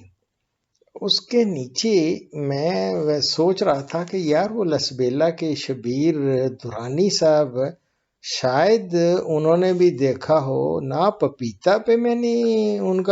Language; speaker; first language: Urdu; native; Urdu